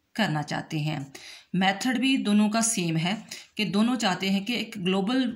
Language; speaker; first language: Hindi; non-native, local second language; Punjabi